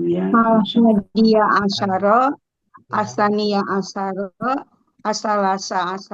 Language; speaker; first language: Arabic; non-native, learner; Indonesian